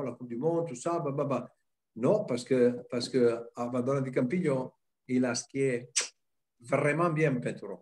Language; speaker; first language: French; non-native, fluent; Italian